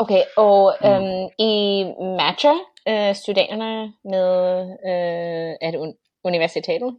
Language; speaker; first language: Danish; non-native, fluent; English